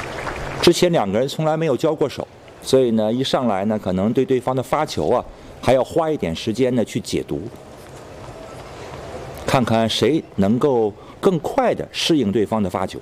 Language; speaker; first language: Chinese; native; Chinese